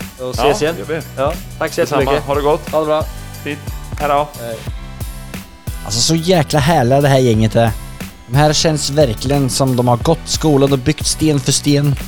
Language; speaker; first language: Swedish; native; Swedish